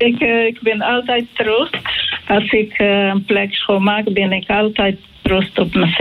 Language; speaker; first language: Dutch; non-native, learner; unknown